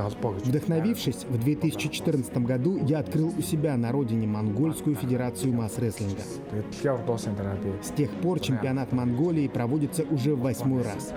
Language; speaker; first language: Russian; non-native, fluent; Mongolian